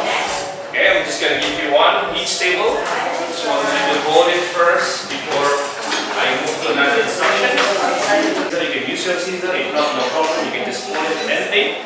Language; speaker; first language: English; non-native, fluent; Indonesian